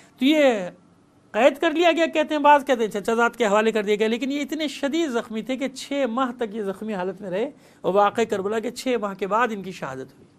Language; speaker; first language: Urdu; native; Urdu